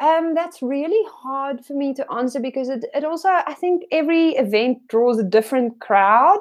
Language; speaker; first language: English; non-native, local second language; Afrikaans